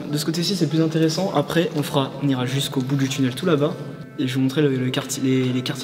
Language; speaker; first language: French; native; French